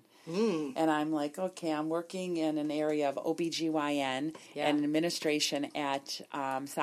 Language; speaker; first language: English; native; English